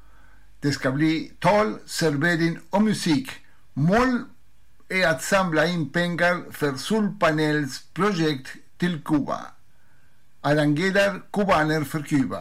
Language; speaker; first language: Swedish; non-native, fluent; Spanish